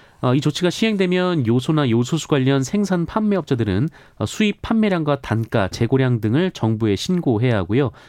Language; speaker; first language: Korean; native; Korean